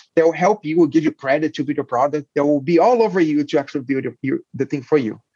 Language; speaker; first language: English; non-native, fluent; Portuguese